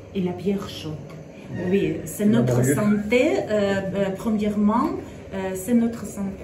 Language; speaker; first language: French; non-native, learner; Russian